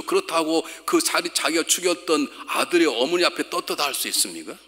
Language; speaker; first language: Korean; native; Korean